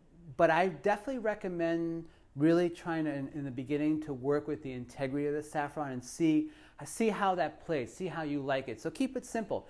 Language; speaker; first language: English; native; English